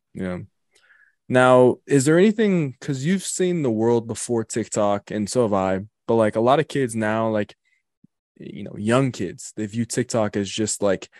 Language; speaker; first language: English; native; English